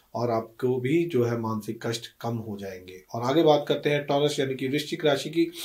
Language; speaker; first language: Hindi; native; Hindi